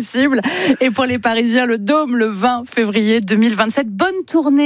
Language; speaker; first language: French; native; French